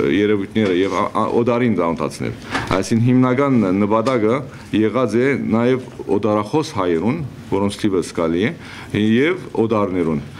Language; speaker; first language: Armenian; early bilingual, heritage; Armenian